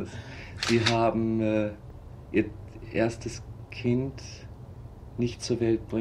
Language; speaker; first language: German; native; German